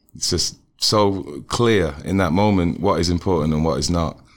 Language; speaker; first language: English; native; English